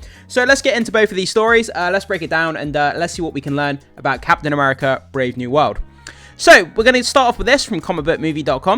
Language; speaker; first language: English; native; English